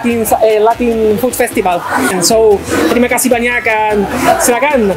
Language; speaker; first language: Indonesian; non-native, learner; Spanish